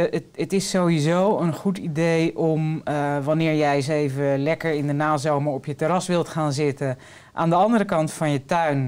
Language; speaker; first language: Dutch; native; Dutch